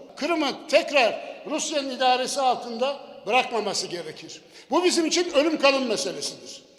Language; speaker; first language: Turkish; native; Turkish